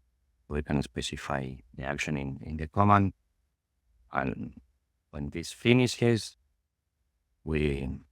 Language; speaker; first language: English; non-native, fluent; Spanish